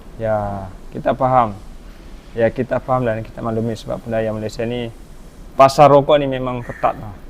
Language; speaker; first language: Malay; native; Malay